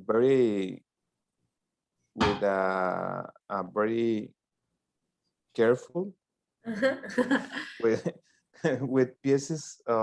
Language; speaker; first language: English; non-native, learner; Spanish